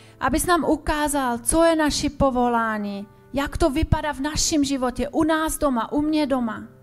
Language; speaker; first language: Czech; non-native, fluent; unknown